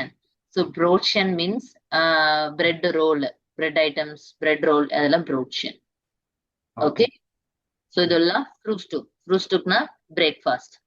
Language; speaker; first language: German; non-native, fluent; Tamil